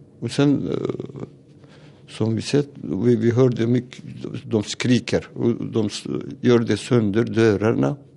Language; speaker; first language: Swedish; non-native, learner; Turoyo